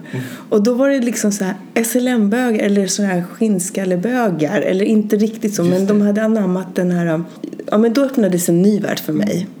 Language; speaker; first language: Swedish; early bilingual, other home language; Spanish